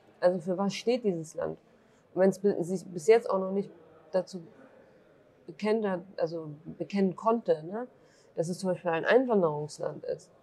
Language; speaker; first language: German; early bilingual, other home language; Kurdish